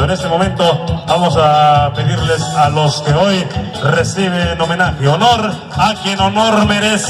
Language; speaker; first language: Spanish; native; Spanish